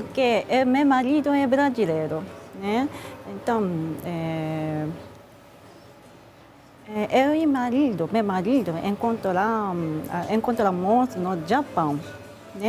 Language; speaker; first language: Portuguese; non-native, learner; Japanese